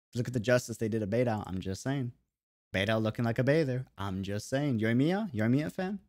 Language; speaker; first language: English; native; English